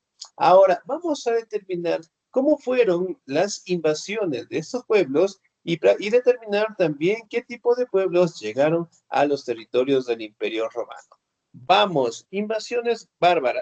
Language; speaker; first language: Spanish; native; Spanish